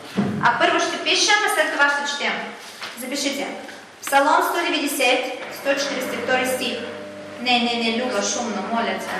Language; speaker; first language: Bulgarian; non-native, learner; Russian